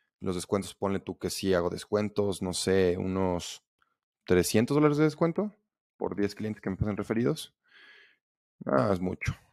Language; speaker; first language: Spanish; native; Spanish